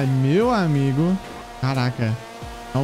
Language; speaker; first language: Portuguese; native; Portuguese